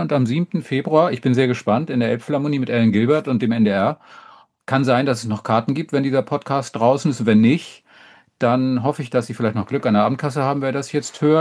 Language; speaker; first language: German; native; German